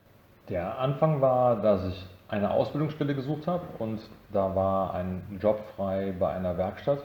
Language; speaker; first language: German; native; German